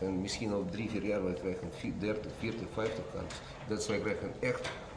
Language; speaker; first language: Dutch; non-native, learner; Russian